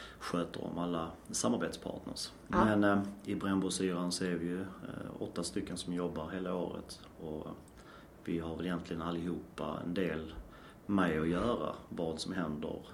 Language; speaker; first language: Swedish; native; Swedish